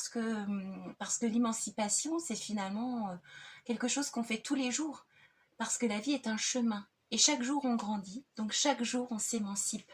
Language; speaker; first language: French; native; French